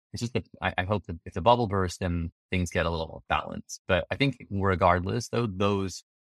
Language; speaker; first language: English; native; English